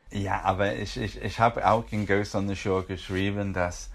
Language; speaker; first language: German; non-native, fluent; English